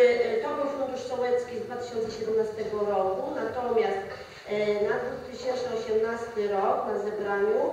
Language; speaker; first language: Polish; native; Polish